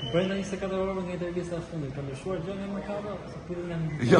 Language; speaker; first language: Albanian; native; Albanian